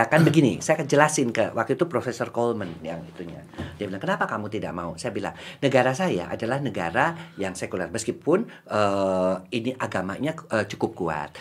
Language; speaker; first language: Indonesian; native; Indonesian